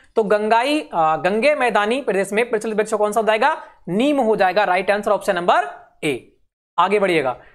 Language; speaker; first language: Hindi; native; Hindi